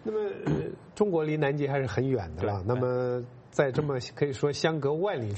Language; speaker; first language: Chinese; native; Chinese